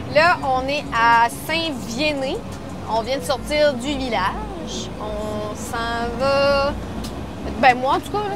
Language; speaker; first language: French; native; French